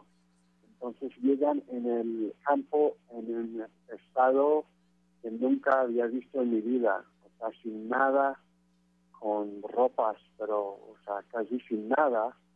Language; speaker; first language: Spanish; non-native, fluent; French